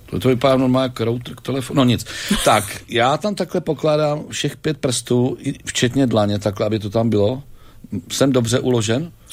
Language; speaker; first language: Czech; native; Czech